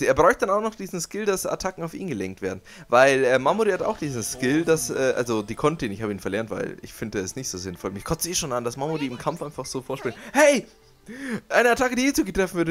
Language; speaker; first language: German; native; German